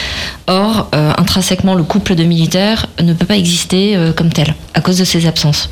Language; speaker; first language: French; native; French